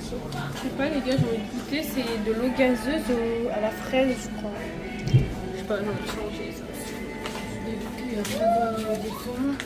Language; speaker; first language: French; native; French